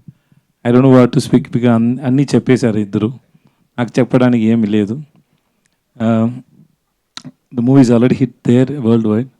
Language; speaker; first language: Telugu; non-native, learner; Tamil